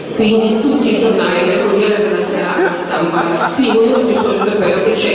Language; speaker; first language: Italian; non-native, fluent; Ukrainian